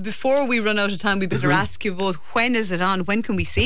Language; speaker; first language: English; native; English